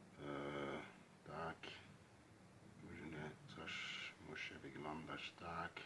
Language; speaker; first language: Polish; non-native, learner; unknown